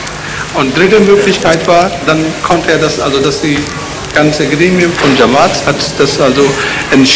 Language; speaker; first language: German; non-native, learner; Urdu